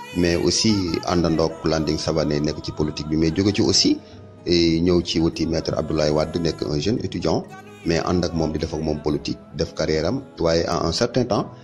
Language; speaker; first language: Wolof; native; Wolof